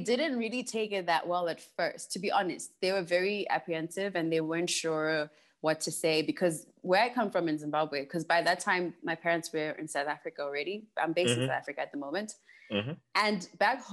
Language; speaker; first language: English; non-native, local second language; Shona